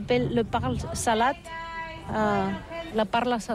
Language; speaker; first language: French; non-native, learner; Catalan